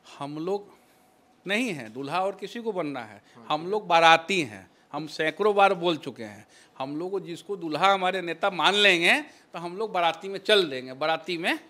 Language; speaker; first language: Hindi; native; Hindi